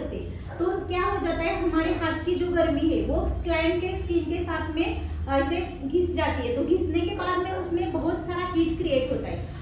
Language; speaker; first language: Hindi; non-native, local second language; Marathi